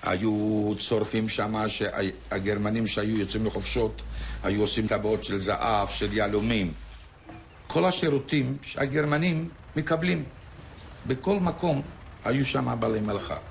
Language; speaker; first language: Hebrew; non-native, fluent; Polish